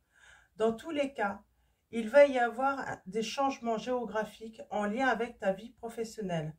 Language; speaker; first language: French; native; French